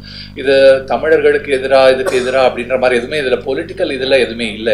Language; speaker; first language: Tamil; native; Tamil